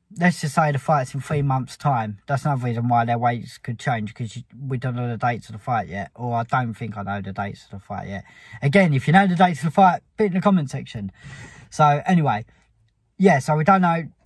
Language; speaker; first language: English; native; English